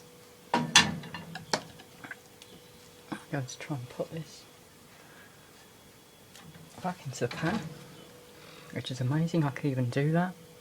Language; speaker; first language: English; native; English